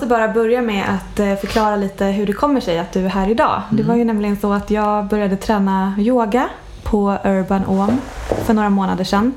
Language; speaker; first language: Swedish; native; Swedish